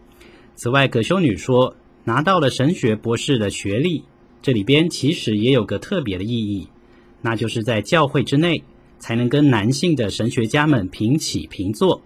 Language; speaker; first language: Chinese; native; Chinese